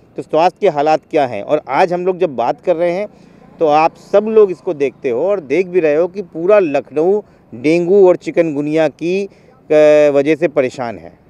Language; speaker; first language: Hindi; native; Hindi